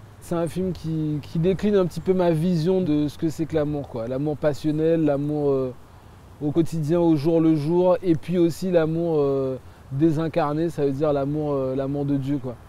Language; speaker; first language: French; early bilingual, other home language; Haitian Creole